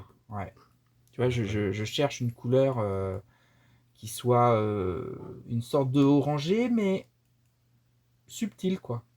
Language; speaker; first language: French; native; French